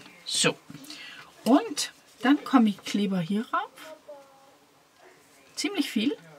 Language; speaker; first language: German; non-native, fluent; Danish